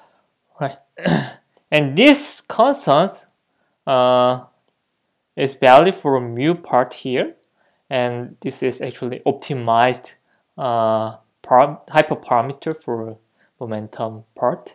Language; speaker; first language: English; non-native, fluent; Korean